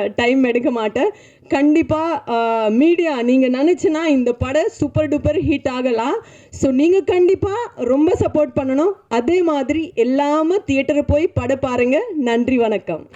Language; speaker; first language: Tamil; non-native, learner; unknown